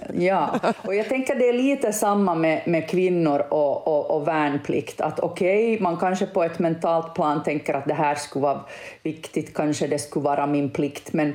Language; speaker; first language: Swedish; native; Swedish